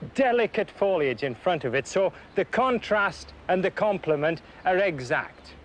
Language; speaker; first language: English; native; English